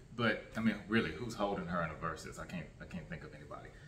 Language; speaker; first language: English; native; English